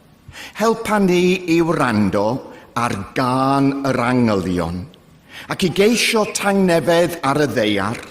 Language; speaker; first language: Welsh; non-native, fluent; English